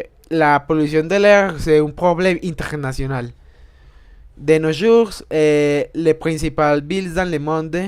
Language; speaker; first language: French; non-native, learner; Spanish